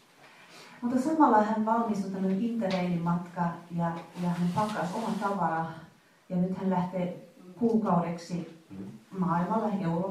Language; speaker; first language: Finnish; non-native, fluent; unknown